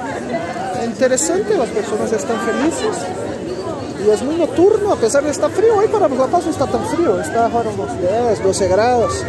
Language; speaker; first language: Spanish; non-native, fluent; Portuguese